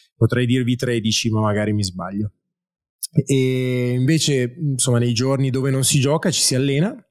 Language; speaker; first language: Italian; native; Italian